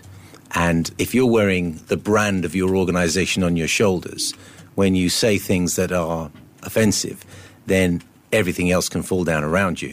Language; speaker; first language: English; native; English